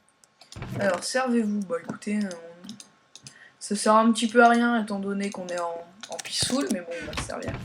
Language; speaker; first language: French; native; French